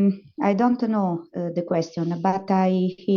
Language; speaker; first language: English; non-native, learner; Italian